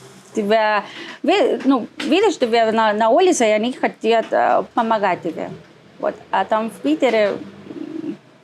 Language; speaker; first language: Russian; non-native, learner; Spanish